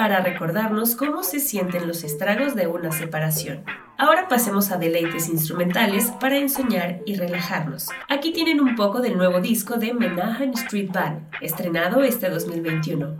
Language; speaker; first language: Spanish; native; Spanish